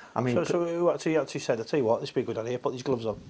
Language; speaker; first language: English; native; English